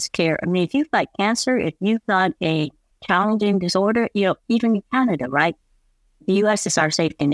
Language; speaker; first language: English; native; English